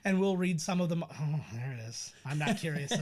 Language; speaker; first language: English; native; English